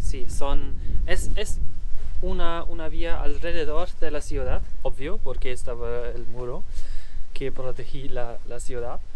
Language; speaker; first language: Spanish; non-native, learner; German